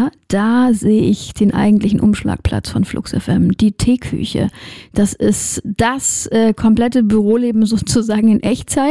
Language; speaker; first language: German; native; German